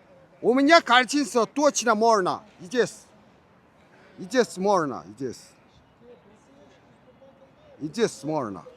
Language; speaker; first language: Russian; non-native, learner; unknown